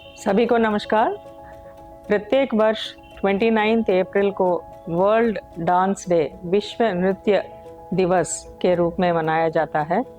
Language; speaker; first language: Hindi; non-native, local second language; Telugu